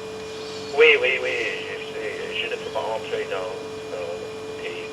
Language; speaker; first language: French; non-native, fluent; English